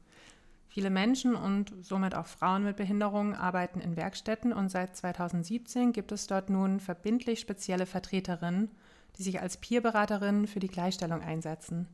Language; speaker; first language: German; native; German